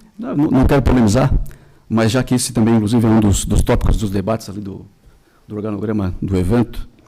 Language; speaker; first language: Portuguese; native; Portuguese